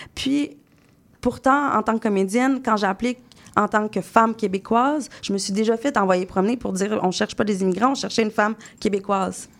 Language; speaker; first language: French; native; French